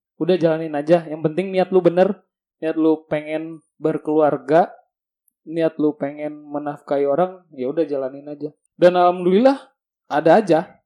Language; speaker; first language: Indonesian; native; Indonesian